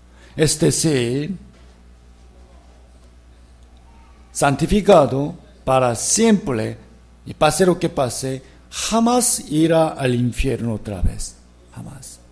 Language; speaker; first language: Spanish; non-native, fluent; Korean